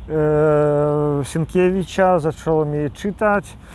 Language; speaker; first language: Polish; non-native, local second language; Belarusian